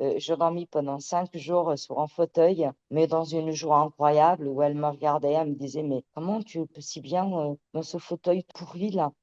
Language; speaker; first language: French; early bilingual, other home language; Portuguese